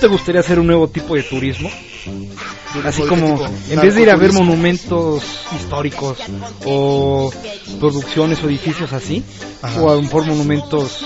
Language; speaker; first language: Spanish; native; Spanish